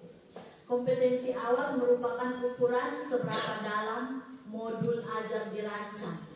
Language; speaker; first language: Indonesian; native; Indonesian